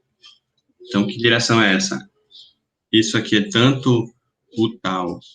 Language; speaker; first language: Portuguese; native; Portuguese